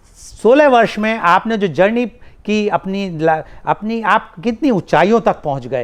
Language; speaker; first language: Hindi; native; Hindi